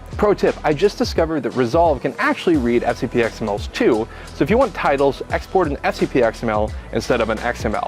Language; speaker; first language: English; native; English